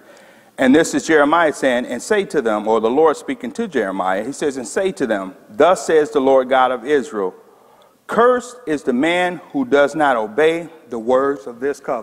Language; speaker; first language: English; native; English